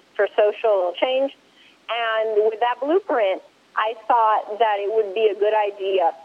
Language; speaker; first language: English; early bilingual, other home language; Spanish